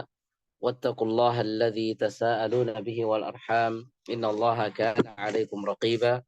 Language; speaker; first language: Arabic; non-native, fluent; Indonesian